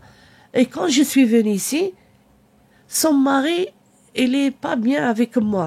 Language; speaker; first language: French; non-native, learner; Arabic